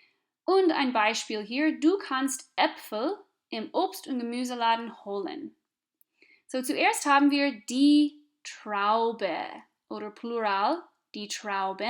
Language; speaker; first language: German; non-native, fluent; English